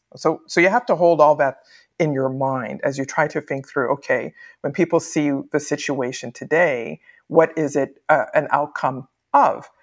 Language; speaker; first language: English; native; English